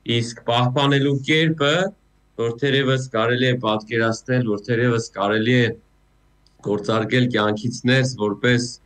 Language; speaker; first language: Armenian; native; Armenian